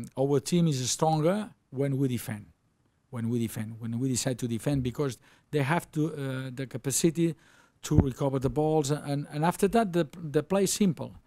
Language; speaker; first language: English; non-native, learner; Spanish